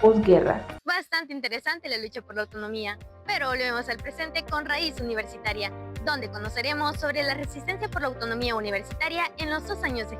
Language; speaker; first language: Spanish; native; Spanish